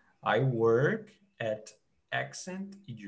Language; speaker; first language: English; non-native, fluent; Portuguese